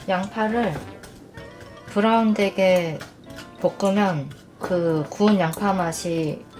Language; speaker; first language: Korean; native; Korean